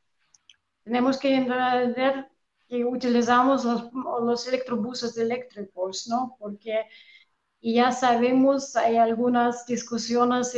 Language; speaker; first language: Spanish; non-native, fluent; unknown